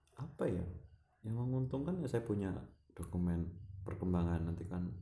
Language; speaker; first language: Indonesian; non-native, local second language; Javanese